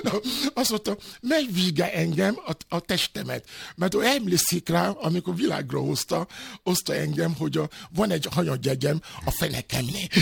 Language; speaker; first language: Hungarian; non-native, fluent; Yoruba